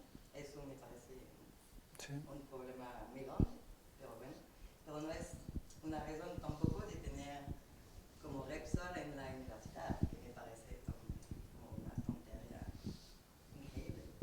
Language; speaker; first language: Spanish; non-native, learner; French